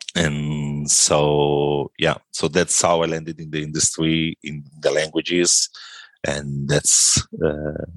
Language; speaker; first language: English; non-native, fluent; Italian